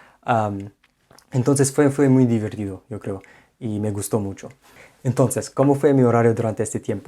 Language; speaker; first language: Spanish; non-native, fluent; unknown